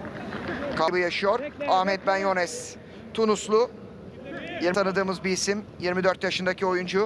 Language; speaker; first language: Turkish; native; Turkish